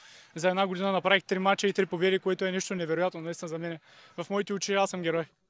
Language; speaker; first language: Bulgarian; native; Bulgarian